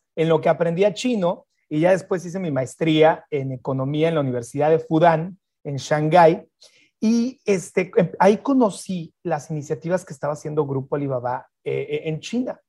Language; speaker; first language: Spanish; native; Spanish